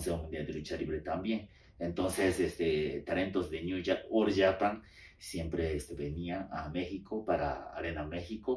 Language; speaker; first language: Spanish; non-native, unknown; Japanese